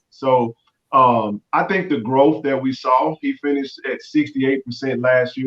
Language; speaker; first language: English; native; English